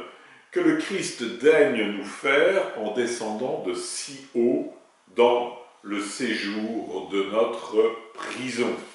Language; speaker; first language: French; native; French